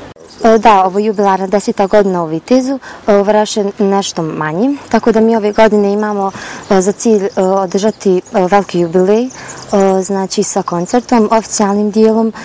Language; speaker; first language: Croatian; native; Croatian